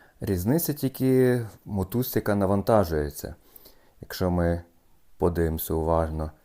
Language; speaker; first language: Ukrainian; native; Ukrainian